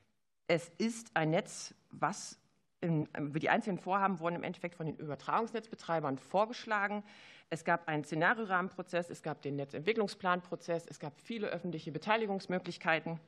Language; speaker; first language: German; native; German